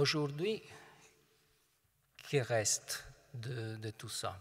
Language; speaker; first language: French; non-native, fluent; Italian